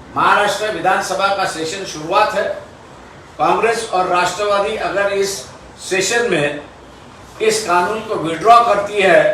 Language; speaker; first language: Hindi; non-native, local second language; Marathi